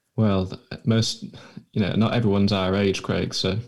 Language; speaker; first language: English; native; English